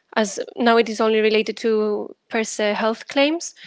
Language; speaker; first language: English; non-native, fluent; Greek